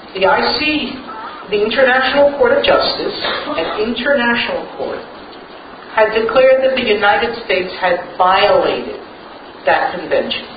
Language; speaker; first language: English; native; English